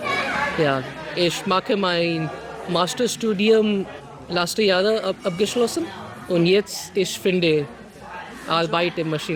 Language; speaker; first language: German; non-native, learner; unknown